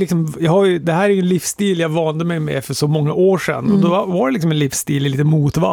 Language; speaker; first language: Swedish; native; Swedish